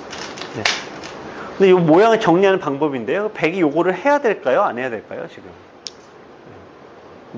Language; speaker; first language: Korean; native; Korean